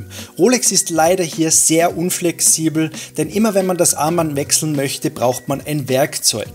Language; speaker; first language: German; native; German